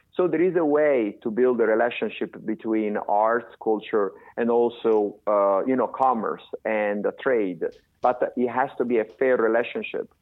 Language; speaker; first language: English; non-native, fluent; Italian